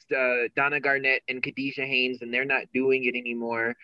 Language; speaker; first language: English; native; English